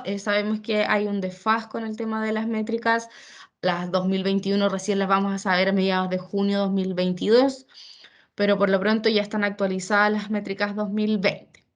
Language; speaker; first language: Spanish; native; Spanish